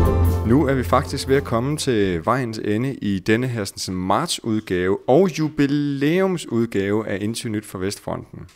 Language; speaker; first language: Danish; native; Danish